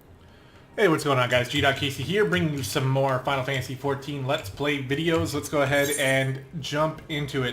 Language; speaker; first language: English; native; English